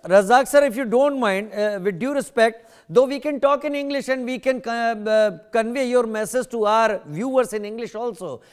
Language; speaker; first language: English; non-native, local second language; Hindi